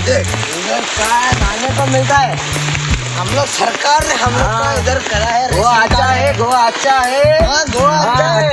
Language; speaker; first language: Hindi; non-native, local second language; Konkani